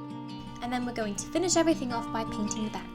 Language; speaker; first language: English; native; English